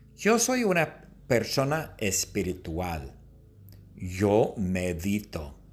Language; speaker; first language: Spanish; non-native, fluent; English